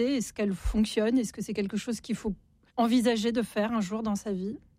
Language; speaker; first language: French; native; French